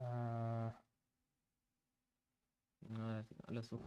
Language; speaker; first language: German; native; German